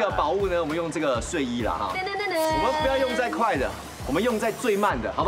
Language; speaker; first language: Chinese; native; Chinese